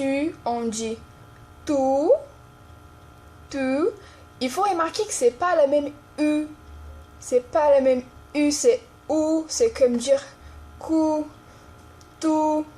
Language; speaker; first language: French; non-native, fluent; Portuguese